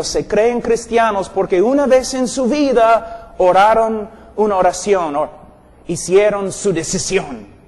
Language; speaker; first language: Spanish; non-native, fluent; English